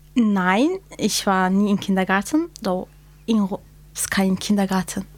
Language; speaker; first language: German; non-native, learner; Kurdish